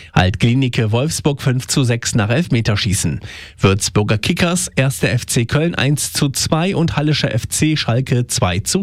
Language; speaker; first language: German; native; German